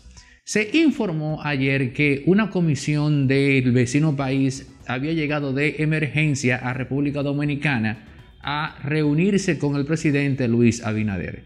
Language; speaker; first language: Spanish; native; Spanish